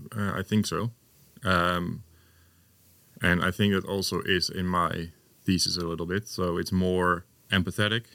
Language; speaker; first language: English; non-native, fluent; Dutch